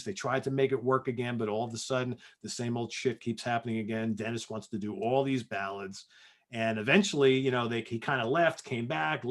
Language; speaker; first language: English; native; English